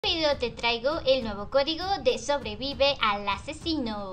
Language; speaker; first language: Spanish; native; Spanish